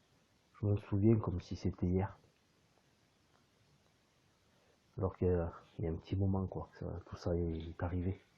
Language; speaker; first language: French; native; French